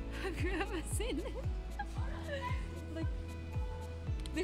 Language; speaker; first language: English; non-native, learner; Uzbek